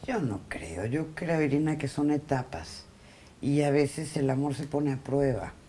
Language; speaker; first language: Spanish; native; Spanish